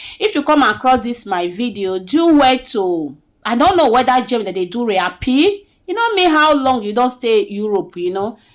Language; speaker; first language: Nigerian Pidgin; native; Nigerian Pidgin